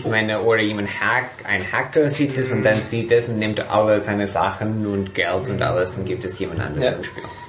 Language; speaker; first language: German; non-native, fluent; English